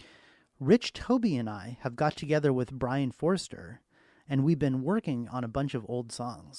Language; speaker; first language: English; native; English